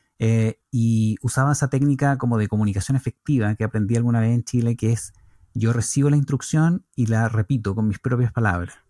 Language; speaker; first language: Spanish; native; Spanish